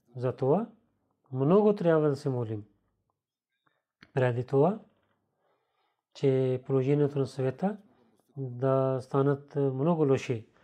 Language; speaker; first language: Bulgarian; non-native, learner; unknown